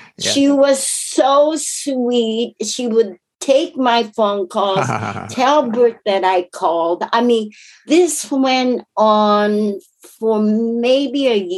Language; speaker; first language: English; non-native, fluent; Japanese